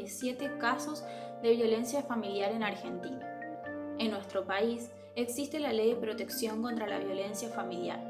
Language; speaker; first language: Spanish; native; Spanish